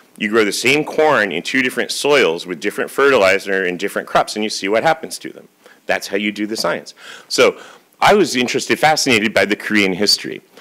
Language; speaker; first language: English; native; English